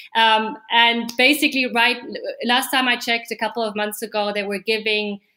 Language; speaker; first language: English; non-native, fluent; German